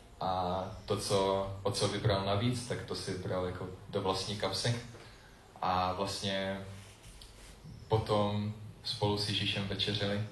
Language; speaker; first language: Czech; non-native, learner; English